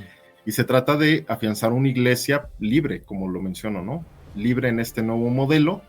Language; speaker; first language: Spanish; native; Spanish